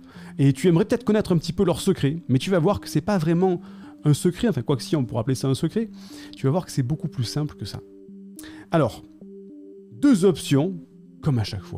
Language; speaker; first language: French; native; French